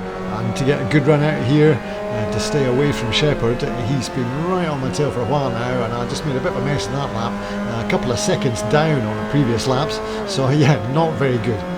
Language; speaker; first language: English; native; English